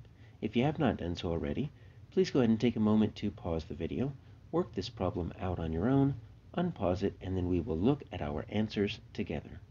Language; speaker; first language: English; native; English